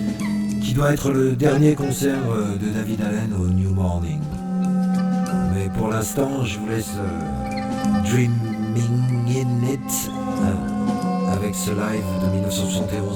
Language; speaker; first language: French; native; French